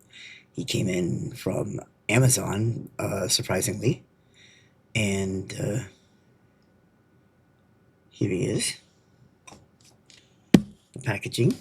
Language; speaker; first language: English; native; English